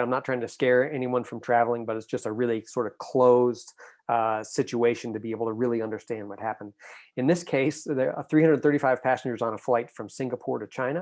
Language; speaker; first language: English; native; English